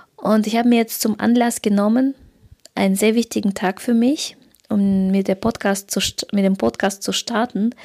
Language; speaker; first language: German; early bilingual, other home language; Russian